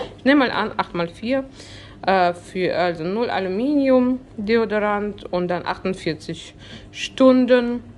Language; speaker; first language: German; early bilingual, other home language; Russian